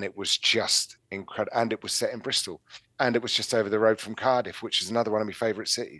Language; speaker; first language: English; native; English